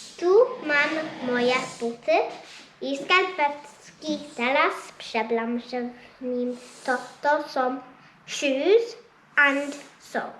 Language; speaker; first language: Polish; early bilingual, heritage; Polish